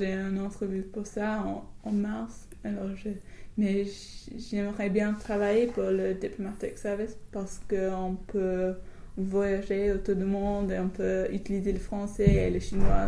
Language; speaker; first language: French; non-native, fluent; English